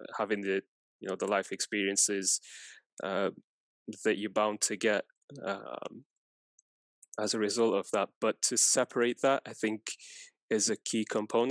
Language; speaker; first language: English; non-native, fluent; Persian